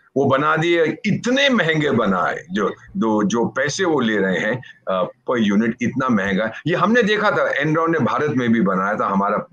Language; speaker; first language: Hindi; native; Hindi